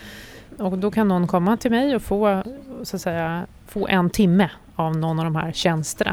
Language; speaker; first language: Swedish; native; Swedish